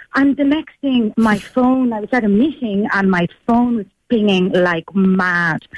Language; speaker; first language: English; non-native, fluent; Spanish